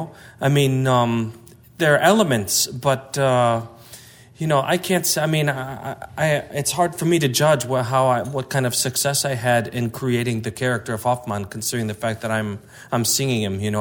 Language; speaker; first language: English; native; English